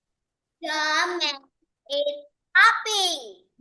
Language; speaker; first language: English; non-native, learner; Vietnamese